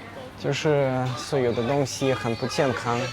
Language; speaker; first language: Chinese; non-native, learner; Russian